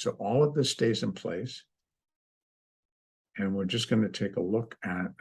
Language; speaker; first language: English; native; English